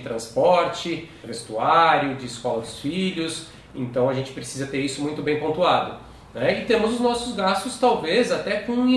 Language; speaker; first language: Portuguese; native; Portuguese